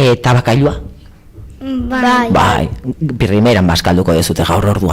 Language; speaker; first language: Basque; native; Basque